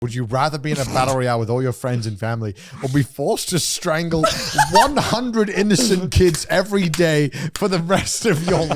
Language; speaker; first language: English; native; English